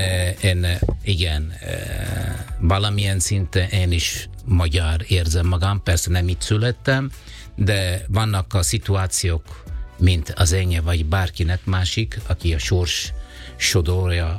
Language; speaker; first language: Hungarian; non-native, fluent; Italian